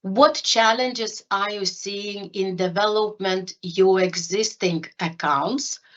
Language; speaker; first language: English; non-native, fluent; Lithuanian